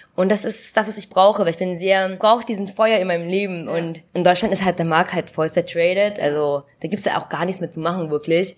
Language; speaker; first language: German; early bilingual, other home language; Vietnamese